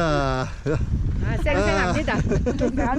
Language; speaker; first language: Korean; native; Korean